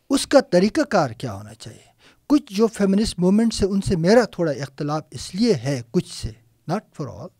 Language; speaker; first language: Urdu; non-native, local second language; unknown